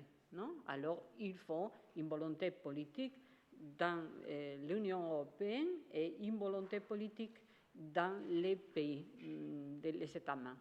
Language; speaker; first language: French; non-native, fluent; Spanish